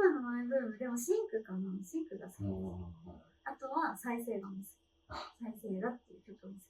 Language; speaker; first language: Japanese; native; Japanese